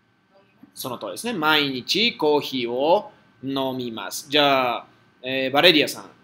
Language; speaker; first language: Japanese; non-native, fluent; Spanish